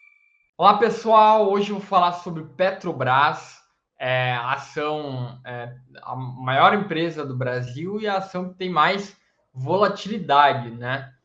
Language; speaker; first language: Portuguese; native; Portuguese